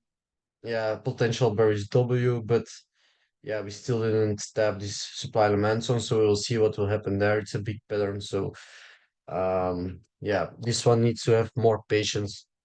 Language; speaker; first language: English; non-native, fluent; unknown